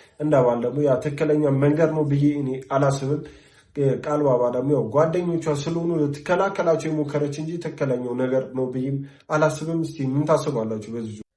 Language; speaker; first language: Amharic; native; Amharic